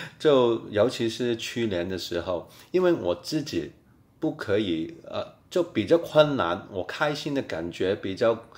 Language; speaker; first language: Chinese; non-native, fluent; Cantonese